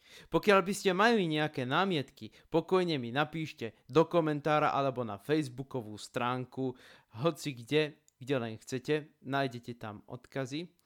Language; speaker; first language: Slovak; native; Slovak